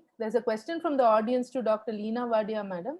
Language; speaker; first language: English; non-native, local second language; Tamil